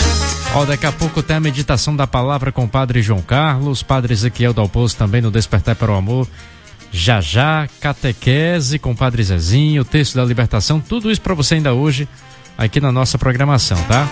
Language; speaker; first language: Portuguese; native; Portuguese